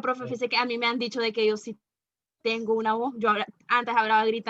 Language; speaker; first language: Spanish; native; Spanish